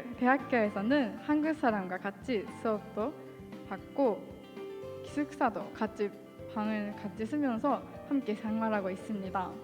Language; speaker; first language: Korean; non-native, fluent; Japanese